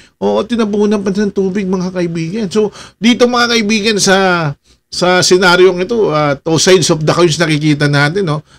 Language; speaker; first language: Filipino; non-native, local second language; Waray